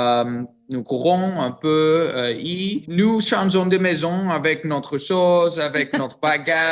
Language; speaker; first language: French; non-native, learner; Greek